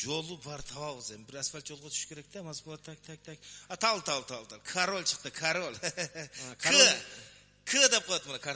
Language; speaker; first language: Kyrgyz; native; Kyrgyz